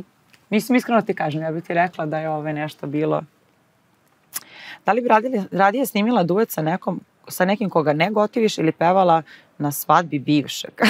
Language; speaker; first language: Serbian; native; Serbian